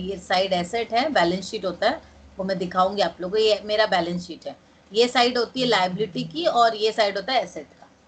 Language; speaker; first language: Hindi; non-native, local second language; Bangla